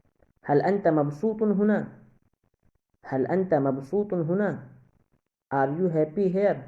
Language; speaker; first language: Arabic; non-native, fluent; Urdu